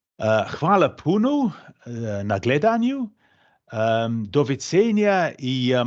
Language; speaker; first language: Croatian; non-native, fluent; English